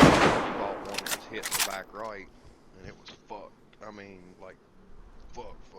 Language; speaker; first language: English; native; English